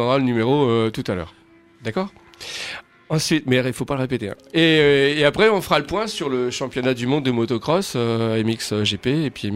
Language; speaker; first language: French; native; French